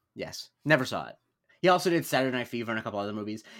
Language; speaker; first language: English; native; English